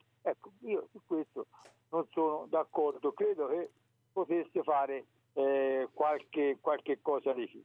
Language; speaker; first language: Italian; native; Italian